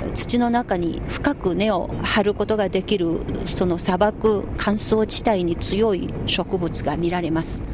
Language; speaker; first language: Japanese; non-native, fluent; Chinese